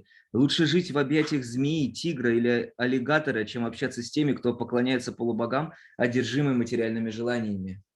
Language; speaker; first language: Russian; native; Russian